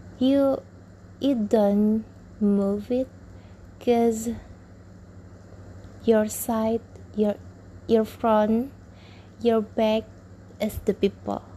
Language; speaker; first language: English; non-native, learner; Indonesian